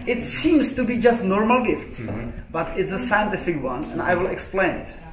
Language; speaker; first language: English; non-native, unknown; Czech